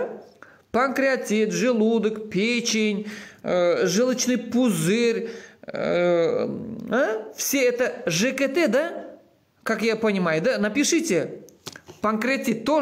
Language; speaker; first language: Russian; non-native, local second language; Uzbek